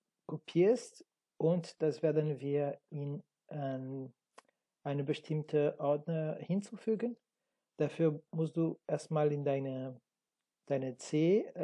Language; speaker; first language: German; non-native, learner; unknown